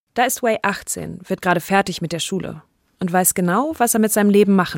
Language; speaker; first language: German; native; German